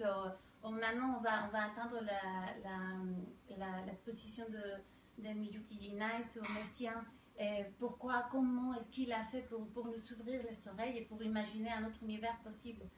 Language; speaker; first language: French; non-native, fluent; Spanish